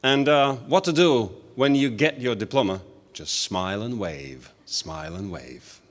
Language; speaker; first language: English; non-native, fluent; Latvian